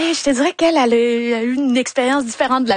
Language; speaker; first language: French; native; French